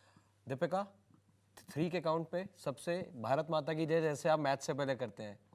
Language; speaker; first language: Hindi; native; Hindi